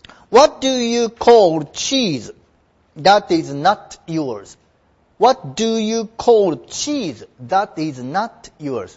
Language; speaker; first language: English; non-native, fluent; Japanese